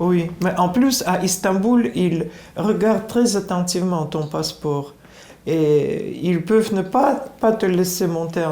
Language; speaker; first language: French; non-native, fluent; Russian